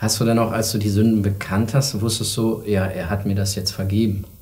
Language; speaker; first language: German; native; German